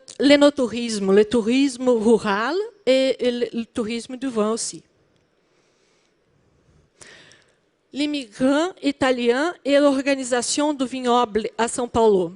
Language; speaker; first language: French; non-native, learner; Portuguese